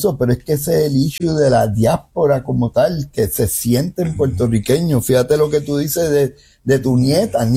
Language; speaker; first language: Spanish; native; Spanish